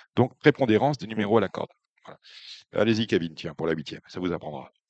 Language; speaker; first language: French; native; French